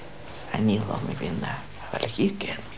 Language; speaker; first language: Hebrew; non-native, fluent; Russian